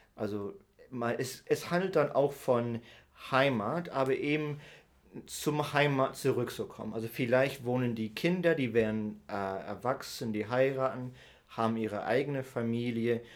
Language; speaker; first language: German; early bilingual, heritage; German